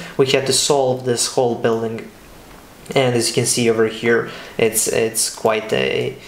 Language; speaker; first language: English; non-native, fluent; Serbian